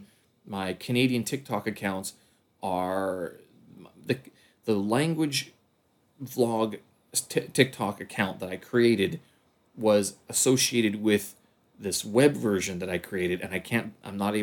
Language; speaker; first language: English; native; English